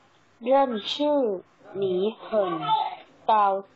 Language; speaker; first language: Chinese; non-native, learner; Thai